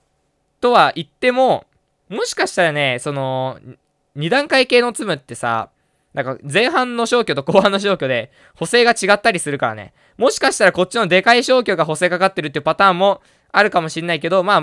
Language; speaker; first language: Japanese; native; Japanese